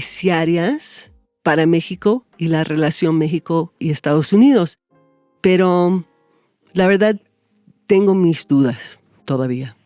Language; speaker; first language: Spanish; non-native, fluent; English